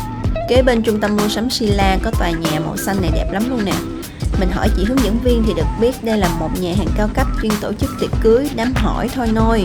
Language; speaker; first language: Vietnamese; native; Vietnamese